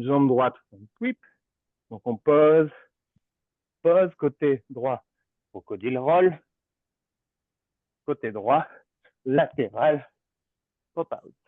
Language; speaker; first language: French; native; French